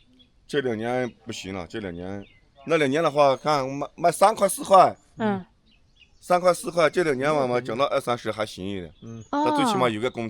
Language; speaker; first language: Chinese; native; Chinese